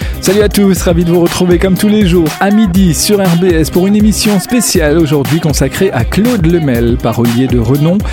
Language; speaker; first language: French; native; French